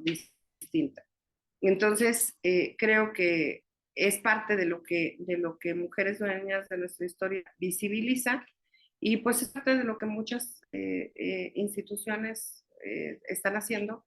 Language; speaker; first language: Spanish; native; Spanish